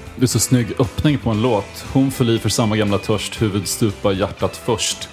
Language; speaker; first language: Swedish; native; Swedish